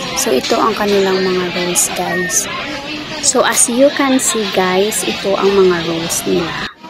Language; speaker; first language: Filipino; non-native, local second language; Hiligaynon